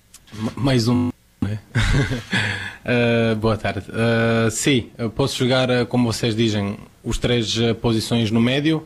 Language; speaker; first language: Portuguese; non-native, fluent; Croatian